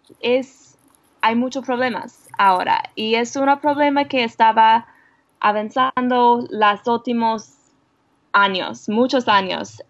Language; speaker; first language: Spanish; non-native, learner; English